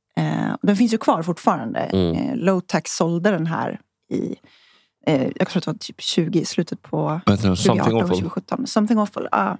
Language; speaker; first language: Swedish; native; Swedish